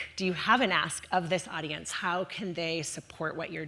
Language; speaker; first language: English; native; English